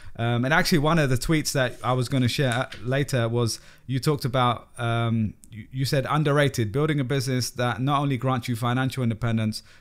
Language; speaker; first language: English; native; English